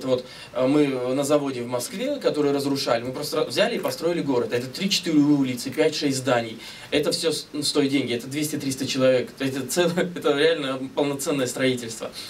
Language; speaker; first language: Russian; native; Russian